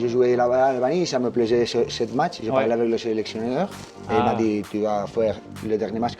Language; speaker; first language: French; non-native, learner; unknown